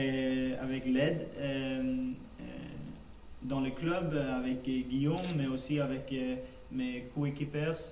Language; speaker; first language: French; non-native, learner; Norwegian